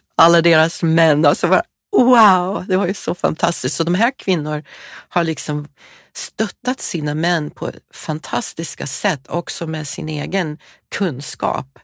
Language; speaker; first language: Swedish; non-native, fluent; English